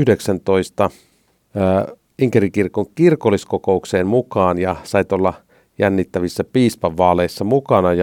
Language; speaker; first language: Finnish; native; Finnish